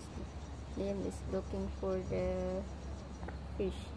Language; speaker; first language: English; non-native, learner; Filipino